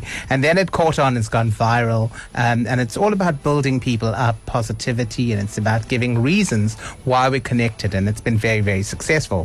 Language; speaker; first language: English; native; English